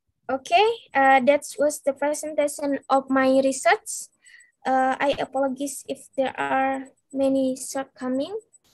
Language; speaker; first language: English; non-native, learner; Indonesian